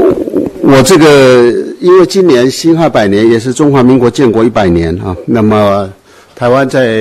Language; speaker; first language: Chinese; native; Chinese